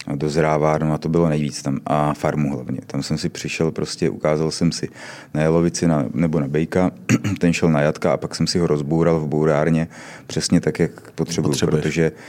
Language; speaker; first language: Czech; native; Czech